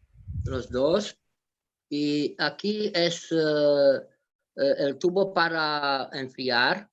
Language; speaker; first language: Spanish; non-native, fluent; Romanian